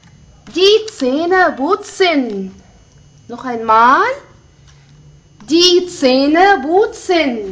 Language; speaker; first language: German; non-native, fluent; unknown